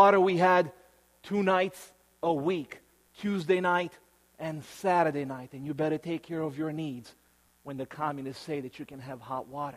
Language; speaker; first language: English; early bilingual, other home language; Romanian